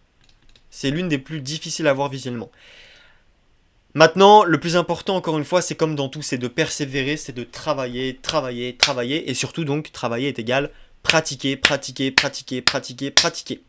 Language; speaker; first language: French; native; French